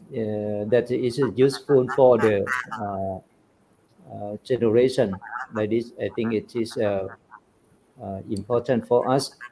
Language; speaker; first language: English; non-native, fluent; Thai